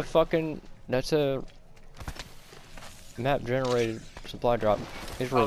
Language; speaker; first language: English; native; English